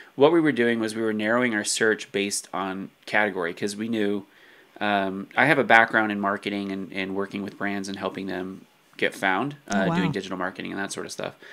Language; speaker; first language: English; native; English